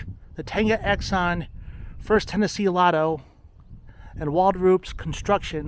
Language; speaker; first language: English; native; English